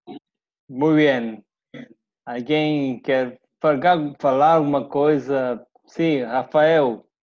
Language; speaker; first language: Portuguese; non-native, fluent; Spanish